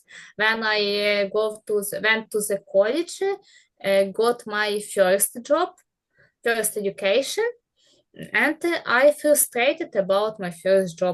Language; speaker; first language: English; non-native, learner; Ukrainian